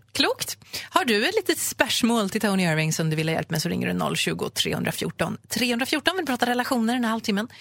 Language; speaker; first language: Swedish; native; Swedish